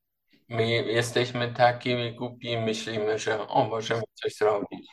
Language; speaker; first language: Polish; non-native, learner; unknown